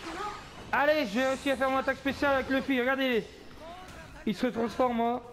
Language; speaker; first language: French; native; French